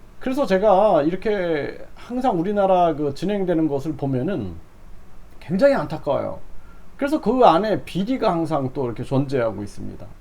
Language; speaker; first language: Korean; native; Korean